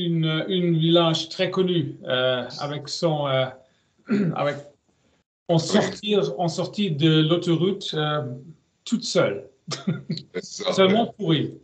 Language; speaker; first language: French; non-native, learner; German